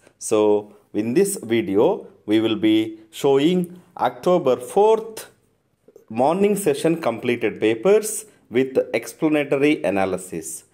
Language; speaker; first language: English; non-native, local second language; Telugu